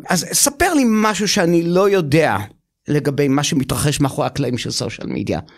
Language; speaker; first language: Hebrew; native; Hebrew